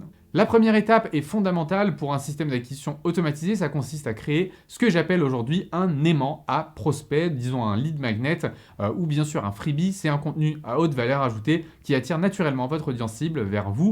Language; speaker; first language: French; native; French